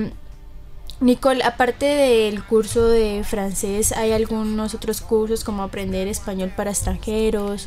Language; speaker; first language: Spanish; native; Spanish